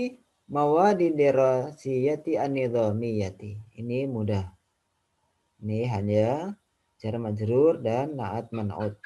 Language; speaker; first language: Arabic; non-native, fluent; Indonesian